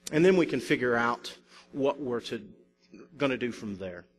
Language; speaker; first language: English; native; English